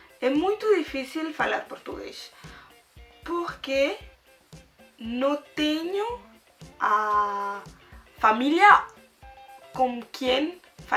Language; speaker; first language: Portuguese; non-native, learner; French